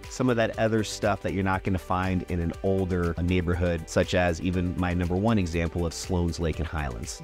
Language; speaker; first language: English; native; English